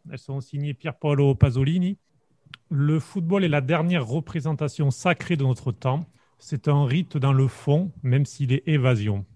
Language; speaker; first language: French; native; French